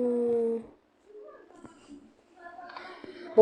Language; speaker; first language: French; native; French